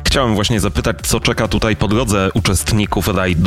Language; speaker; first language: Polish; native; Polish